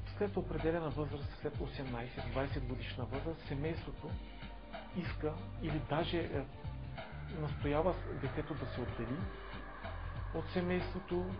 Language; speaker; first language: Bulgarian; non-native, local second language; Turkish